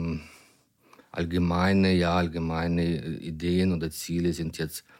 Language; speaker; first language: German; non-native, fluent; Ukrainian